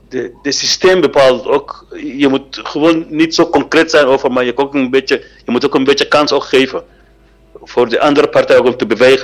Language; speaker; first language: Dutch; non-native, fluent; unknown